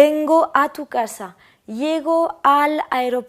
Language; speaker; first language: Spanish; non-native, fluent; French